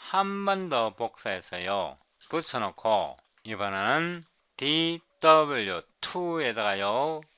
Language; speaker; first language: Korean; native; Korean